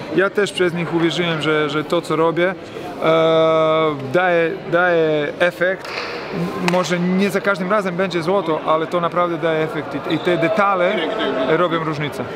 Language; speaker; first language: Polish; non-native, fluent; Croatian